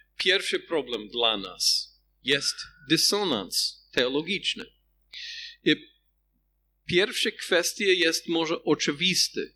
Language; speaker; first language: Polish; non-native, fluent; English